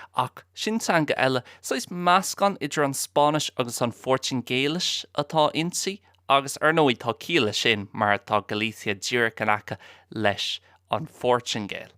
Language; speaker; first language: Irish; non-native, local second language; English